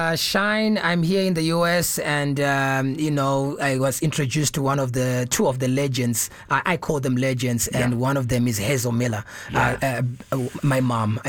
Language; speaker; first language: English; non-native, local second language; Shona